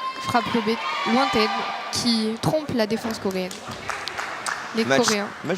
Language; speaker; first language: French; native; French